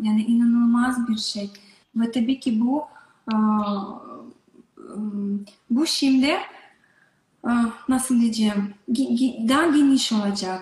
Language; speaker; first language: Turkish; non-native, learner; Russian